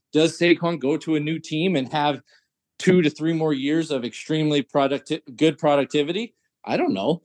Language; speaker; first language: English; native; English